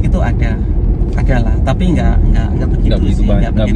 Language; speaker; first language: Indonesian; native; Indonesian